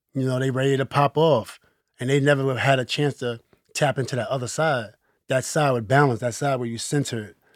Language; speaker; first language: English; early bilingual, other home language; Akan